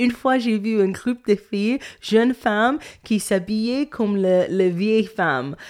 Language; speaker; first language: French; non-native, fluent; English